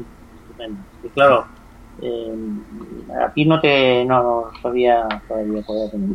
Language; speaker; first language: Spanish; native; Spanish